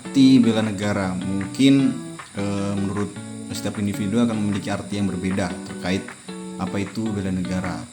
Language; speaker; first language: Indonesian; native; Indonesian